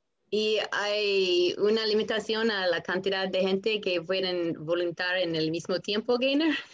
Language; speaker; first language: Spanish; non-native, fluent; English